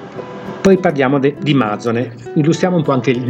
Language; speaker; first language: Italian; native; Italian